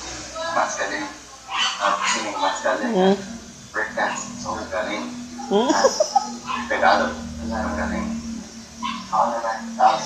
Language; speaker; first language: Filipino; non-native, learner; English